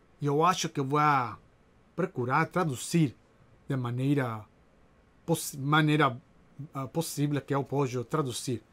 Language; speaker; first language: Portuguese; non-native, learner; Spanish